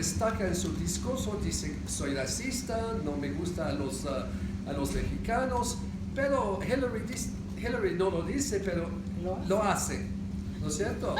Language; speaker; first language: Spanish; non-native, fluent; English